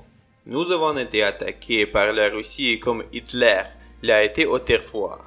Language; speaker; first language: French; non-native, learner; Ukrainian